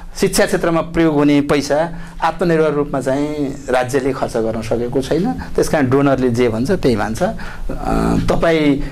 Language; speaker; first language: Nepali; native; Nepali